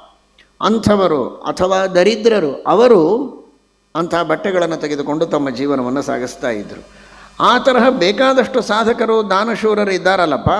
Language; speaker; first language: Kannada; native; Kannada